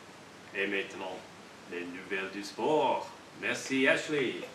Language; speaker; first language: French; non-native, learner; English